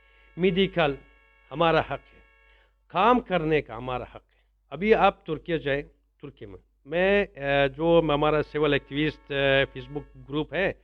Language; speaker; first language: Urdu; non-native, learner; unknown